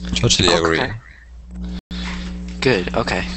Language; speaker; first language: English; native; English